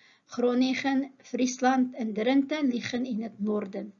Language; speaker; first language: Dutch; non-native, fluent; Uyghur